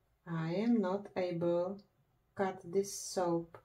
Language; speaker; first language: English; non-native, fluent; Czech